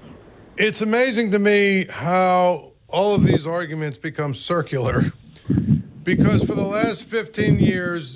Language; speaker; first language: English; native; English